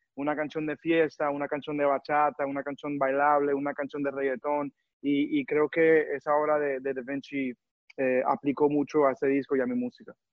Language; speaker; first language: Spanish; early bilingual, heritage; Spanish